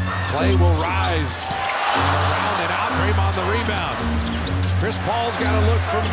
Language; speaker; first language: English; native; English